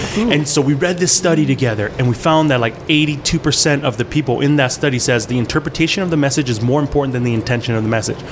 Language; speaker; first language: English; early bilingual, other home language; Hmong